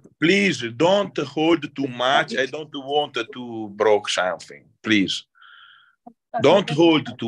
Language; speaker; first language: English; non-native, learner; Italian